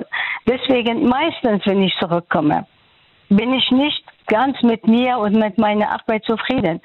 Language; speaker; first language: German; non-native, fluent; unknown